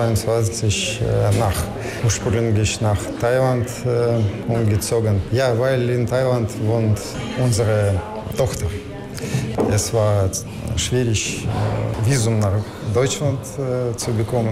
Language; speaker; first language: German; non-native, learner; Russian